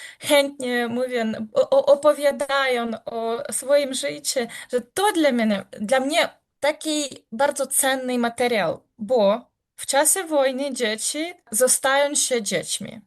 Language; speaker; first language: Polish; non-native, learner; Ukrainian